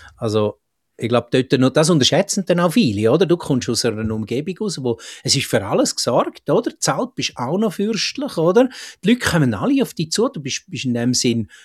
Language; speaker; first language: German; native; German